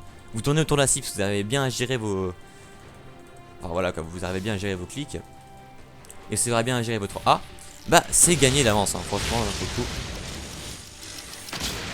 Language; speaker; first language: French; native; French